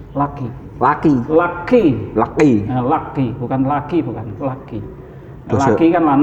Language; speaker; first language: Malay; non-native, local second language; Javanese